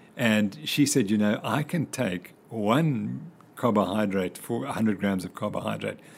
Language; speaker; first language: English; native; English